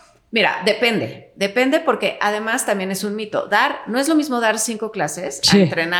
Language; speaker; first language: Spanish; native; Spanish